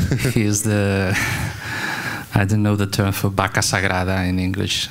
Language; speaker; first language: English; non-native, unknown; Spanish